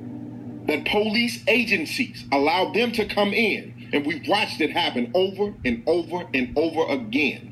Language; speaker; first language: English; native; English